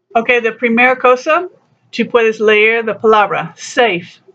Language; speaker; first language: Spanish; non-native, learner; English